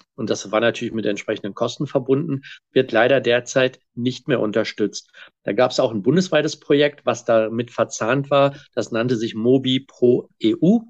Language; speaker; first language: German; native; German